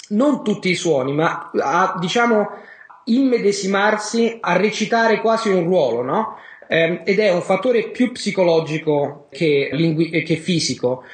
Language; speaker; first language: Italian; native; Italian